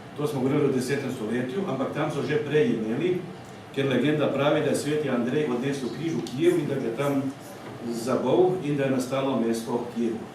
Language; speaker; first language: Slovenian; non-native, fluent; Ukrainian